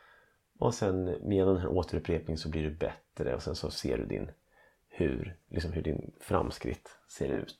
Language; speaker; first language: Swedish; native; Swedish